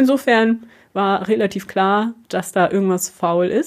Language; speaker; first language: German; native; German